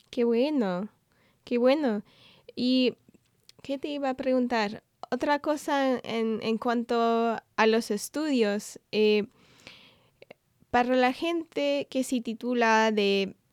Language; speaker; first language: Spanish; non-native, fluent; English